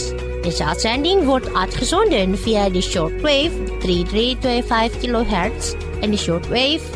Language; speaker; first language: Dutch; non-native, fluent; Indonesian